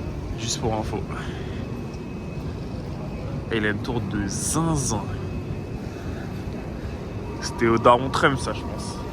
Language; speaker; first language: French; native; French